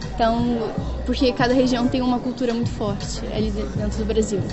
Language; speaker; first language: Portuguese; native; Portuguese